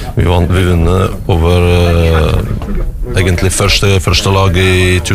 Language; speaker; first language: Norwegian; non-native, learner; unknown